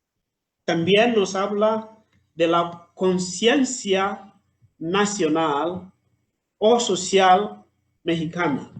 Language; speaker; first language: Spanish; non-native, fluent; Southern Sotho